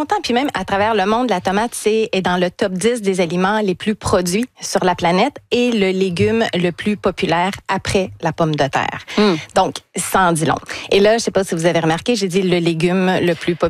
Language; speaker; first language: French; native; French